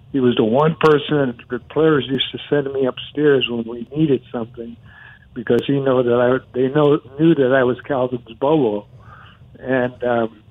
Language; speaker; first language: English; non-native, fluent; Spanish